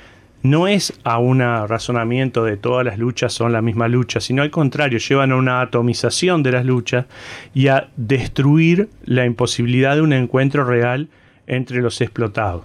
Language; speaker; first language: Spanish; native; Spanish